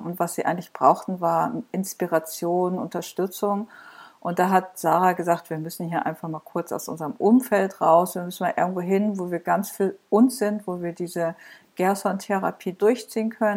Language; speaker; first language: German; native; German